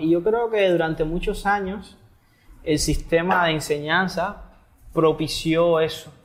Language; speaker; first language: Spanish; native; Spanish